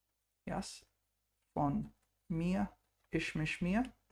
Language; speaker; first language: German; non-native, fluent; English